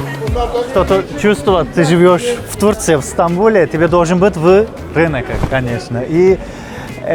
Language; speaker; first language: Russian; non-native, fluent; Turkish